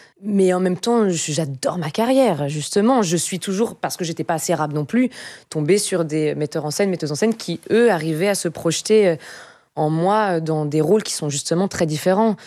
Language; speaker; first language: French; native; French